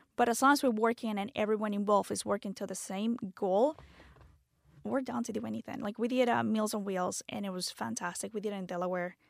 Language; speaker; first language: English; non-native, fluent; Spanish